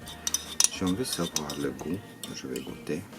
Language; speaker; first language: French; non-native, learner; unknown